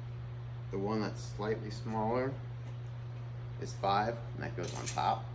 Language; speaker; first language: English; native; English